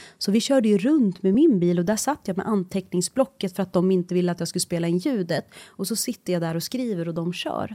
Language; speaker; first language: Swedish; early bilingual, other home language; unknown